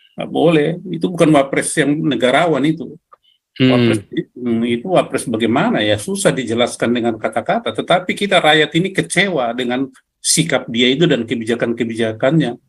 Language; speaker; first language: Indonesian; native; Indonesian